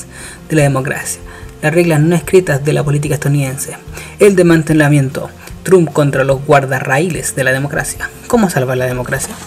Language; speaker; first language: Spanish; native; Spanish